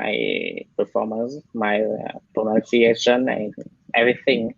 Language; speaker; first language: English; non-native, learner; Vietnamese